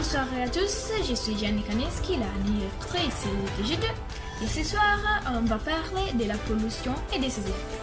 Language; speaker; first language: French; non-native, learner; Italian